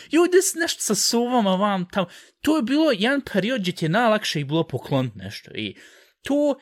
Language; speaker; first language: Bosnian; early bilingual, heritage; Bosnian